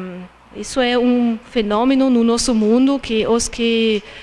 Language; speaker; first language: Portuguese; non-native, fluent; German